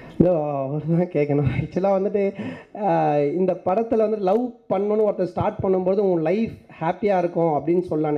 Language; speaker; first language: Tamil; native; Tamil